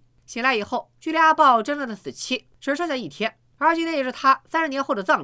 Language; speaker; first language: Chinese; native; Chinese